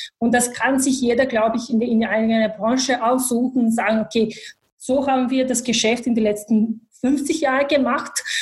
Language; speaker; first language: German; non-native, fluent; Bosnian